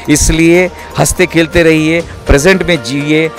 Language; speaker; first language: Hindi; native; Hindi